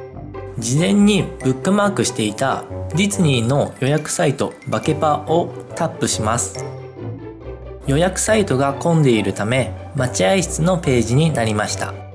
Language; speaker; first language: Japanese; native; Japanese